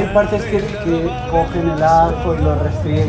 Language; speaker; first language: Spanish; native; Spanish